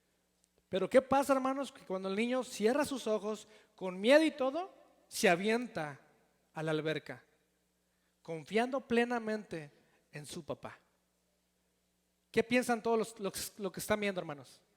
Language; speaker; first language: Spanish; native; Spanish